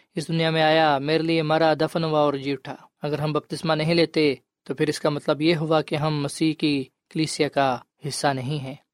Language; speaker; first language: Urdu; non-native, local second language; Punjabi